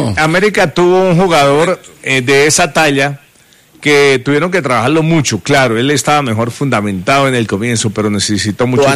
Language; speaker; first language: Spanish; native; Spanish